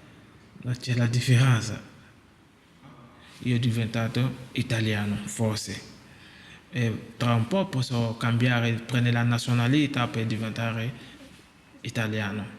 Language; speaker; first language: Italian; non-native, learner; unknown